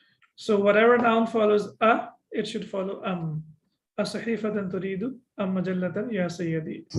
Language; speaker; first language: Arabic; non-native, fluent; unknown